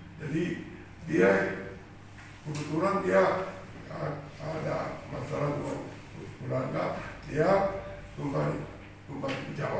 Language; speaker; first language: Indonesian; non-native, fluent; Japanese